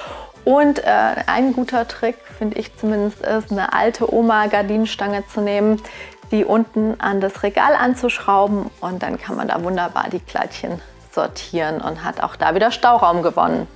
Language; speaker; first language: German; native; German